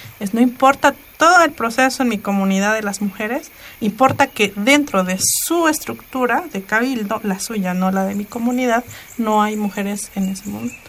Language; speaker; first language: Spanish; non-native, local second language; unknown